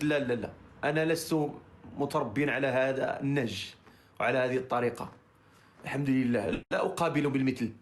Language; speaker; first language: Arabic; native; Arabic